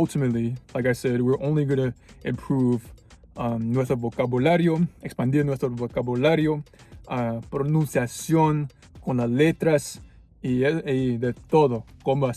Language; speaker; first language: Spanish; early bilingual, heritage; English